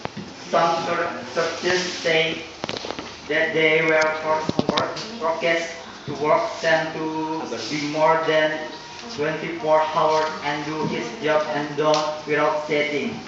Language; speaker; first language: English; non-native, learner; Indonesian